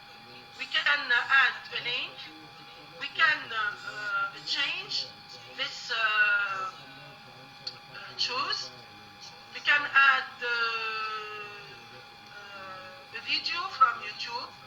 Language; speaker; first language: English; non-native, learner; Arabic